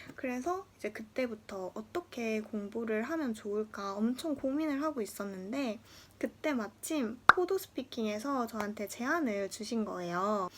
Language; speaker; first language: Korean; native; Korean